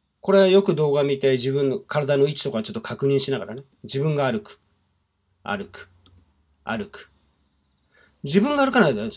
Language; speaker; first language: Japanese; native; Japanese